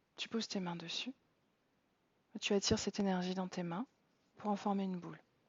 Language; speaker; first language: French; native; French